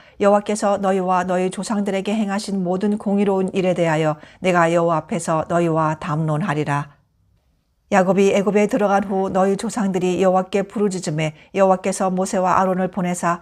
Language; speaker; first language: Korean; native; Korean